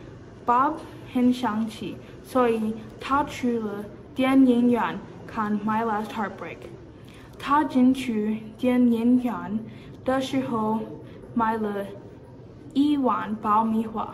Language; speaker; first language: Chinese; non-native, learner; English